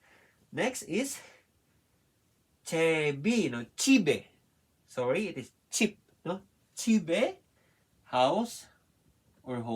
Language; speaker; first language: English; non-native, learner; Filipino